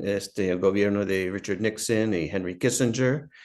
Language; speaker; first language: Spanish; non-native, fluent; English